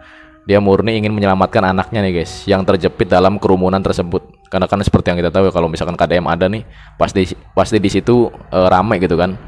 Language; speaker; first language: Indonesian; native; Indonesian